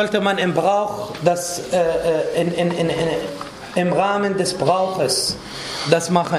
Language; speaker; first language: German; non-native, fluent; Arabic